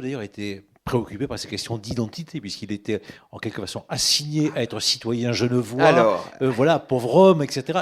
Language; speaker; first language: French; native; French